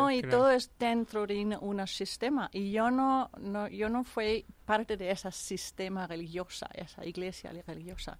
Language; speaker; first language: Spanish; non-native, fluent; Danish